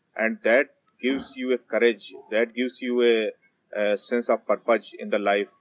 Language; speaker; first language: English; non-native, local second language; Hindi